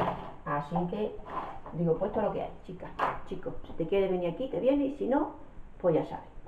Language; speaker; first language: Spanish; native; Spanish